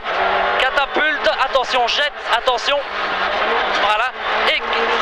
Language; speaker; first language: French; native; French